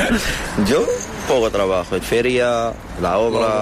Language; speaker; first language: Spanish; non-native, learner; Arabic